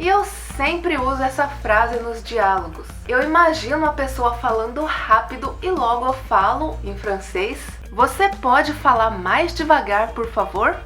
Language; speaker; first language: Portuguese; native; Portuguese